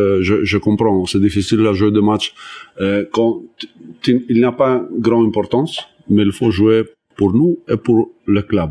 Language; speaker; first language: French; non-native, learner; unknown